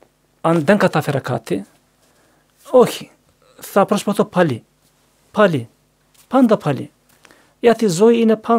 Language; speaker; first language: Greek; non-native, learner; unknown